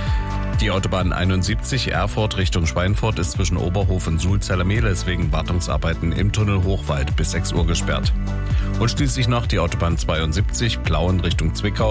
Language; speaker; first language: German; native; German